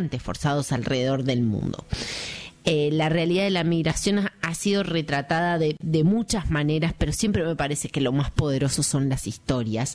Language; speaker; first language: Spanish; native; Spanish